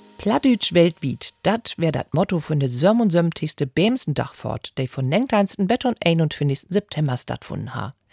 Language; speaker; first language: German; native; German